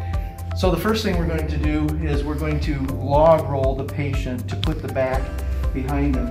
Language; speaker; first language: English; native; English